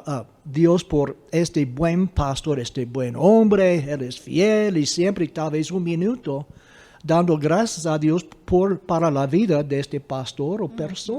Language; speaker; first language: Spanish; non-native, fluent; English